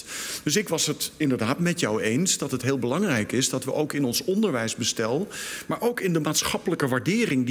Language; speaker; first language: Dutch; native; Dutch